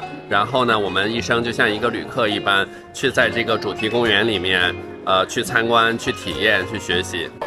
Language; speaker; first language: Chinese; native; Chinese